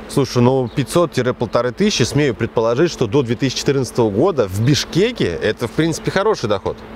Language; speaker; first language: Russian; native; Russian